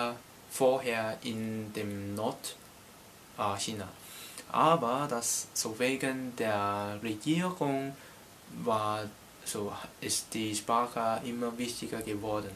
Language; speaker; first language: German; non-native, learner; Cantonese